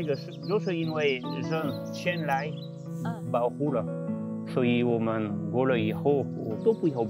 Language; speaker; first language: Chinese; non-native, learner; French